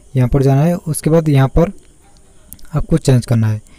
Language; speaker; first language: Hindi; native; Hindi